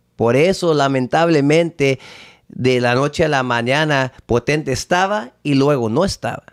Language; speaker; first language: Spanish; early bilingual, heritage; Spanish